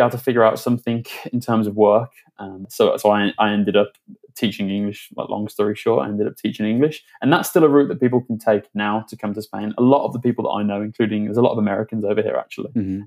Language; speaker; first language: English; native; English